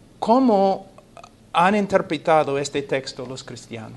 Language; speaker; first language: Spanish; non-native, fluent; English